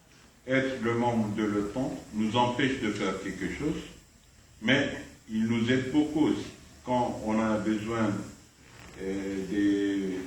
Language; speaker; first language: French; non-native, fluent; Turkish